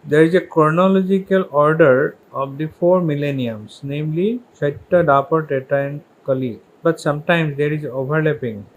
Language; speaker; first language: English; non-native, local second language; Assamese